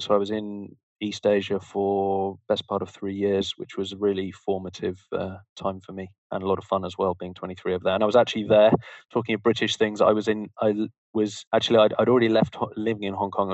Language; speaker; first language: English; native; English